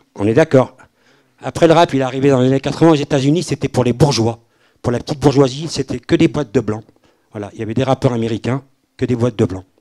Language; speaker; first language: French; native; French